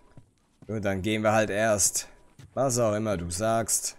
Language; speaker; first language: German; native; German